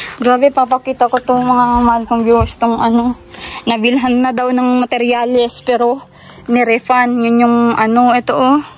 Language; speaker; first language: Filipino; native; Filipino